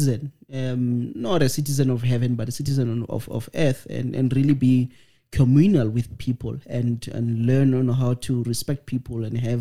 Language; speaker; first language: English; non-native, local second language; Northern Sotho